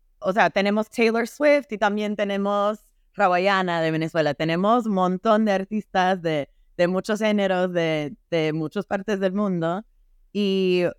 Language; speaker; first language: Spanish; non-native, fluent; English